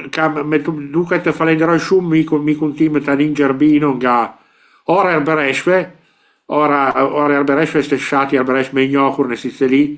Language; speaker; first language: Albanian; non-native, learner; Italian